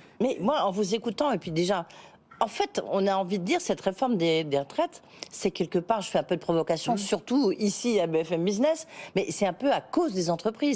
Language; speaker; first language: French; native; French